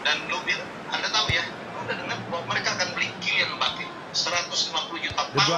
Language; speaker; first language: Indonesian; native; Indonesian